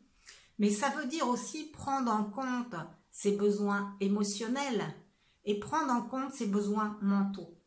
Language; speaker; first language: French; native; French